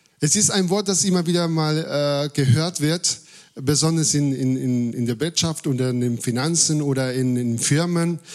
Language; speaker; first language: German; non-native, fluent; Spanish